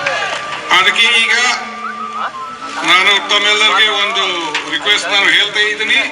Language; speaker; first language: Kannada; non-native, local second language; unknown